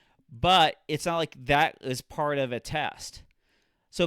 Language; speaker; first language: English; native; English